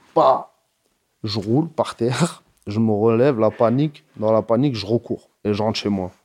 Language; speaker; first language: French; early bilingual, other home language; Arabic